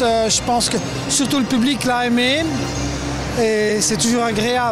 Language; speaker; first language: French; non-native, local second language; Dutch